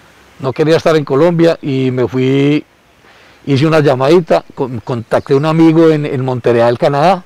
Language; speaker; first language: Spanish; native; Spanish